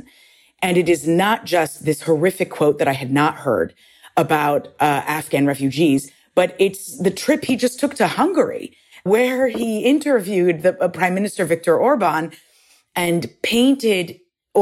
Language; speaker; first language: English; native; English